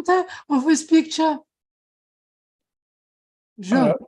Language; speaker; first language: English; non-native, fluent; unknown